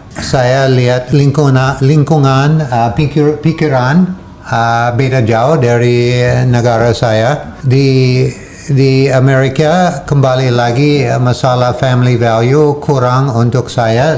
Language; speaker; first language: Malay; non-native, fluent; English